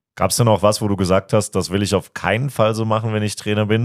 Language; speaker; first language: German; native; German